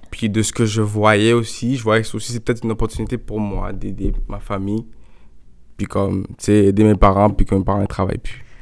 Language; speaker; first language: French; native; French